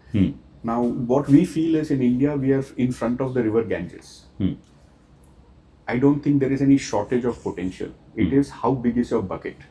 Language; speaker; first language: English; non-native, local second language; Hindi